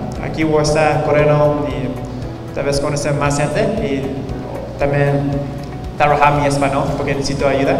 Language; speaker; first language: Spanish; early bilingual, heritage; Spanish